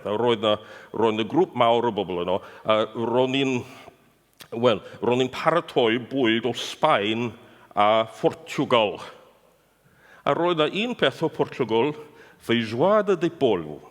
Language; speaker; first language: Welsh; non-native, fluent; English